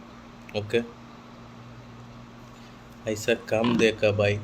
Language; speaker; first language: Hindi; non-native, local second language; Malayalam